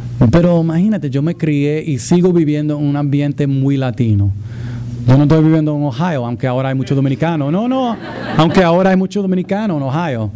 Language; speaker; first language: Spanish; early bilingual, heritage; Spanish